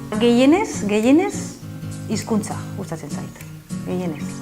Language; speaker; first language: Basque; non-native, local second language; Spanish